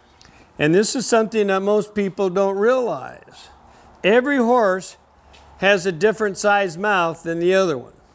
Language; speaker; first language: English; native; English